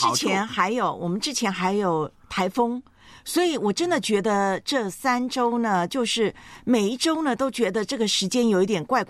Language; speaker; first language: Chinese; native; Chinese